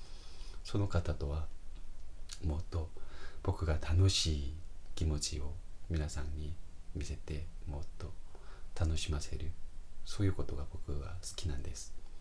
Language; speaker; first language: Japanese; non-native, fluent; Korean